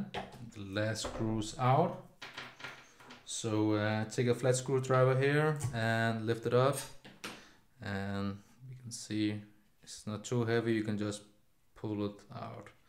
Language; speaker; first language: English; non-native, fluent; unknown